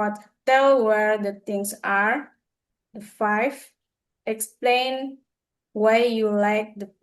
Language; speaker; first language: English; non-native, learner; Indonesian